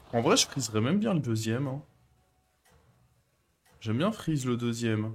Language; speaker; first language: French; native; French